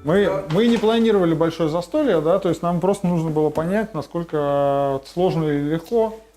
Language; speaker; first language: Russian; native; Russian